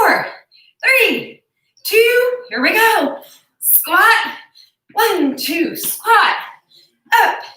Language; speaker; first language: English; native; English